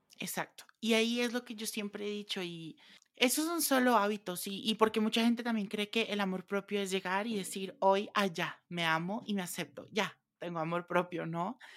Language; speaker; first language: Spanish; native; Spanish